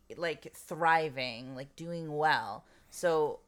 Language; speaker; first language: English; native; English